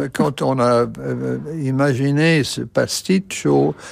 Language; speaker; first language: French; non-native, fluent; English